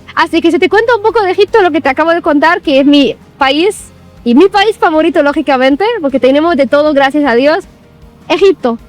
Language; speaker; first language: Spanish; non-native, fluent; Arabic